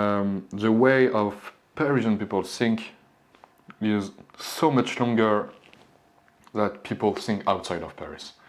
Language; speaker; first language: English; non-native, learner; French